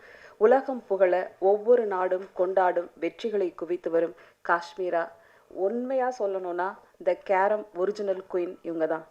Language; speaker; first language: Tamil; native; Tamil